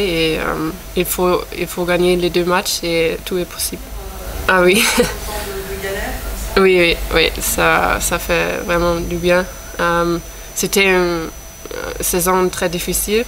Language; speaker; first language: French; non-native, fluent; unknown